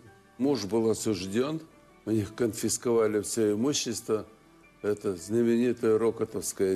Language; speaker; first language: Russian; native; Russian